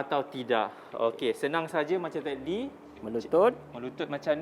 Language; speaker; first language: Malay; native; Malay